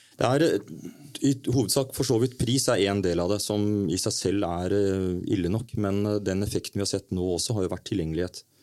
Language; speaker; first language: Norwegian; native; Norwegian